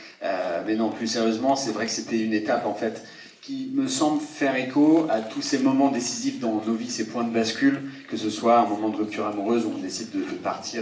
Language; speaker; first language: French; native; French